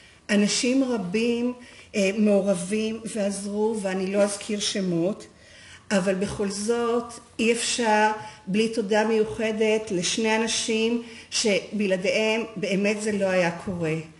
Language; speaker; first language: Hebrew; native; Hebrew